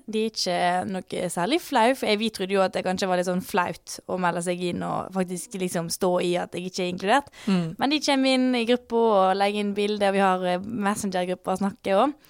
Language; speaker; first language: Norwegian; native; Norwegian